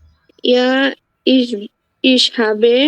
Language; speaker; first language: German; non-native, learner; Bangla